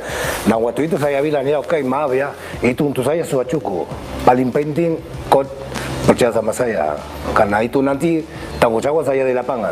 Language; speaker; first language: Indonesian; non-native, fluent; Spanish